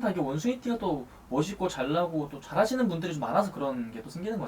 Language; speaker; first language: Korean; native; Korean